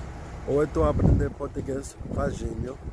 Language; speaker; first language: Portuguese; non-native, learner; Haitian Creole